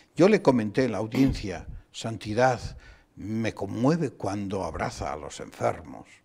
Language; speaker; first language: Spanish; non-native, local second language; Galician